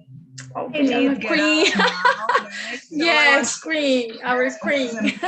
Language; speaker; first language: English; non-native, learner; Portuguese